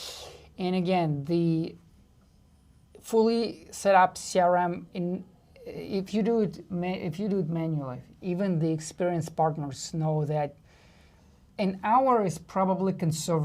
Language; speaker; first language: English; non-native, fluent; Russian